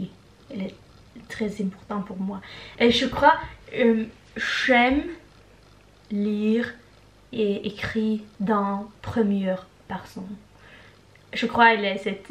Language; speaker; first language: French; non-native, learner; Norwegian